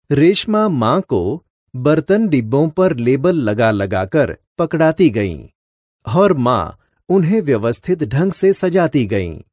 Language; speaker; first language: Hindi; non-native, local second language; Gujarati